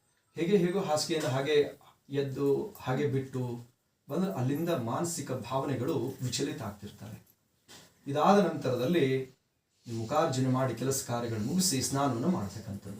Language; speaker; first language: Kannada; native; Kannada